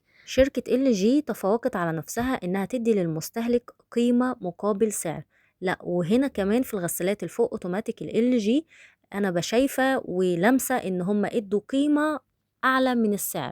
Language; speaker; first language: Arabic; native; Arabic